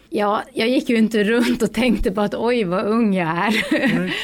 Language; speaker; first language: Swedish; non-native, fluent; Norwegian